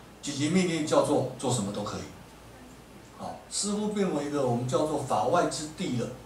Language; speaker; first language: Chinese; native; Chinese